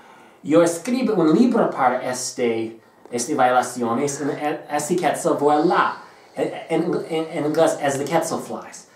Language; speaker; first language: Spanish; non-native, learner; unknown